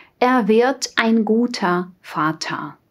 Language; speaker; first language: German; non-native, fluent; Russian